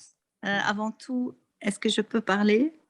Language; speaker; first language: French; non-native, local second language; Arabic